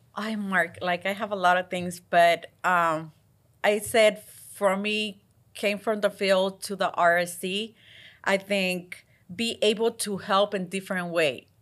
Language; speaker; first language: English; non-native, fluent; Spanish